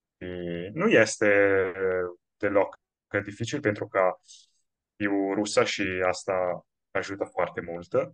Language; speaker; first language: Romanian; non-native, fluent; Italian